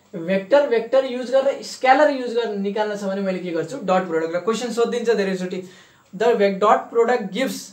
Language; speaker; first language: Nepali; native; Nepali